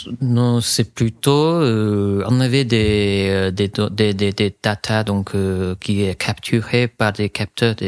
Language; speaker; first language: French; non-native, fluent; Chinese